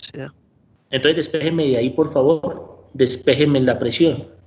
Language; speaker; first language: Spanish; native; Spanish